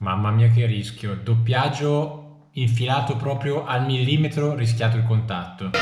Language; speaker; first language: Italian; native; Italian